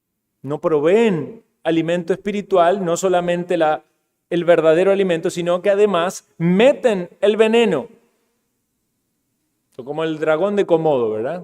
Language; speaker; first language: Spanish; native; Spanish